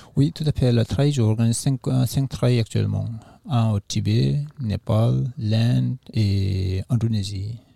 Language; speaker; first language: French; non-native, fluent; Nepali